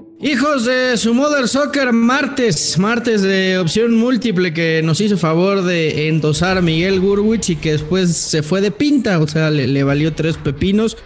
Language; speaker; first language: Spanish; native; Spanish